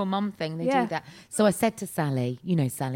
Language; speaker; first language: English; native; English